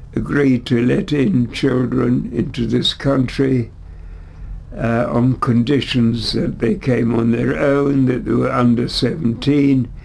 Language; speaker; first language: English; early bilingual, other home language; German